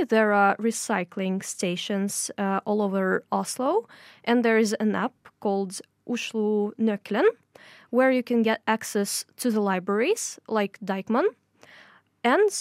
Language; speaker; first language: English; non-native, fluent; Russian